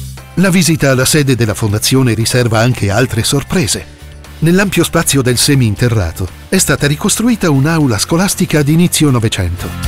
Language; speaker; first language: Italian; native; Italian